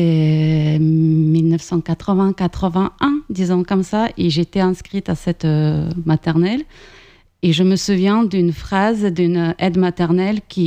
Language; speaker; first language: French; non-native, fluent; Ukrainian